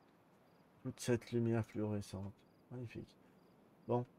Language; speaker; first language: French; native; French